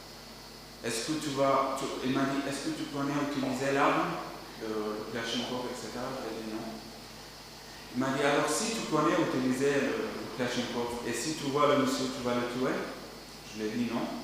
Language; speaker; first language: French; non-native, learner; Arabic